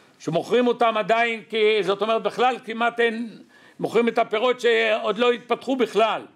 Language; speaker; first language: Hebrew; native; Hebrew